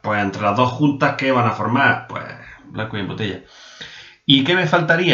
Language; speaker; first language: Spanish; native; Spanish